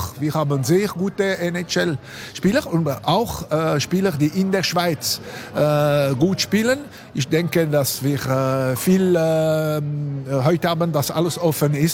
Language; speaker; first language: German; non-native, local second language; French